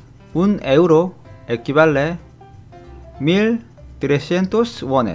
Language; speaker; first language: Spanish; non-native, fluent; Korean